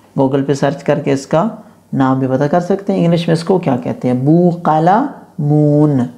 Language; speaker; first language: Urdu; non-native, local second language; Punjabi